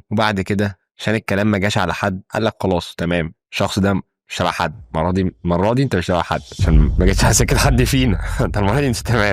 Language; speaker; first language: Arabic; native; Arabic